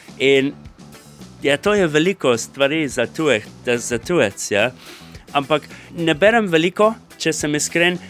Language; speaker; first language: Slovenian; non-native, fluent; English